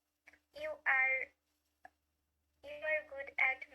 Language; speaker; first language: English; non-native, learner; Bangla